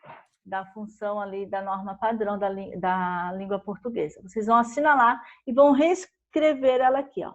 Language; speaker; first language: Portuguese; native; Portuguese